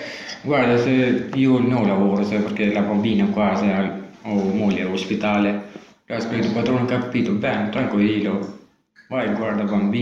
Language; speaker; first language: Italian; non-native, learner; Albanian